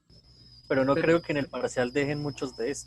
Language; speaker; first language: Spanish; native; Spanish